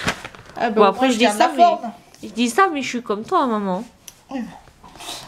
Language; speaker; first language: French; native; French